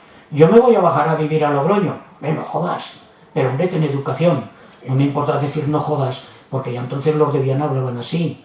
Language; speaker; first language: Spanish; native; Spanish